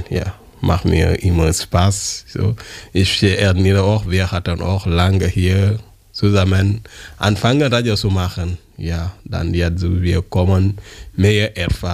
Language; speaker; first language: German; non-native, learner; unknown